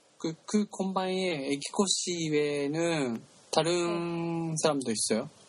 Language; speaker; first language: Korean; non-native, learner; Japanese